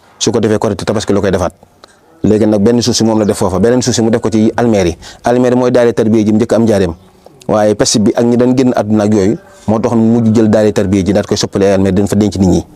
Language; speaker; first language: Wolof; native; Wolof